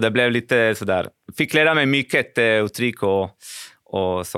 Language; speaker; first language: Swedish; non-native, fluent; Spanish